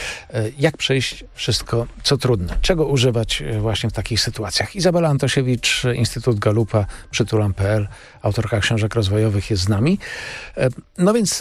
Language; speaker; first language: Polish; native; Polish